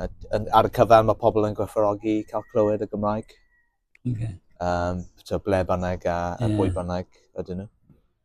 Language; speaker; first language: Welsh; non-native, local second language; English